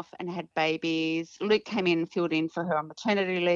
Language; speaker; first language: English; native; English